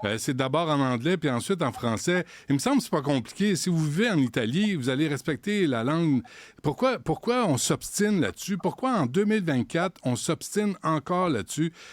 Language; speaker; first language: French; native; French